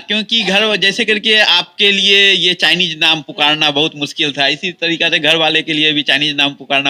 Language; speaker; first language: Hindi; native; Hindi